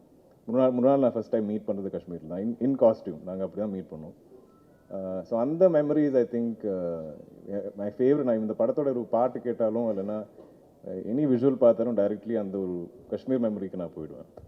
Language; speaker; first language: Tamil; non-native, local second language; Malayalam